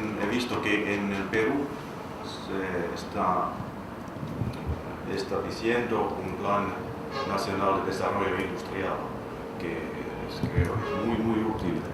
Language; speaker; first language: Spanish; non-native, fluent; Finnish